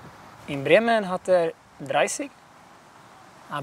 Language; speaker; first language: German; non-native, learner; Swedish